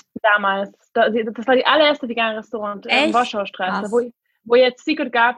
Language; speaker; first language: German; non-native, fluent; Hungarian